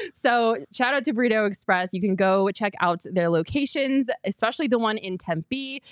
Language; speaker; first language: English; native; English